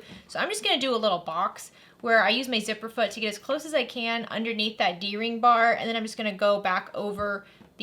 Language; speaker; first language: English; native; English